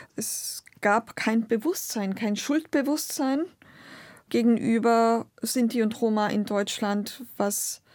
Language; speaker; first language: German; non-native, local second language; Romany